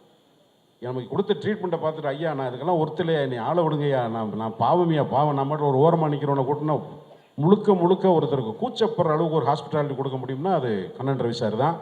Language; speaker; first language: Tamil; native; Tamil